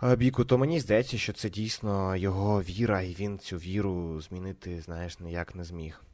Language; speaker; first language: Ukrainian; non-native, local second language; Russian